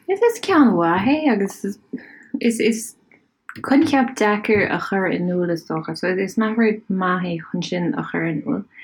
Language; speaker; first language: Irish; native; Irish